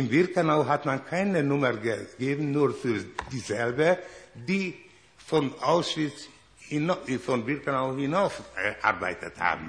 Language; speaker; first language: German; non-native, learner; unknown